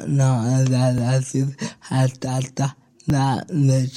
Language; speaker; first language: Catalan; non-native, local second language; Spanish